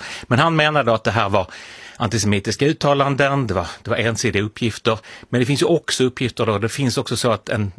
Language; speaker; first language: Swedish; native; Swedish